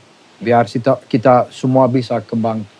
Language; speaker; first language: Indonesian; non-native, fluent; English